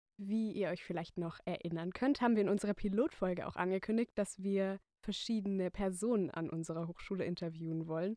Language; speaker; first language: German; native; German